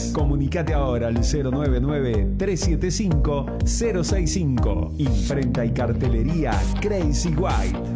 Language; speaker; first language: Spanish; native; Spanish